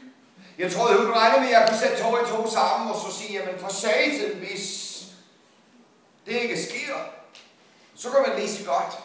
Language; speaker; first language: Danish; non-native, fluent; English